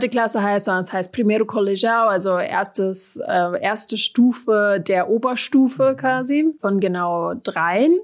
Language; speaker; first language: German; native; German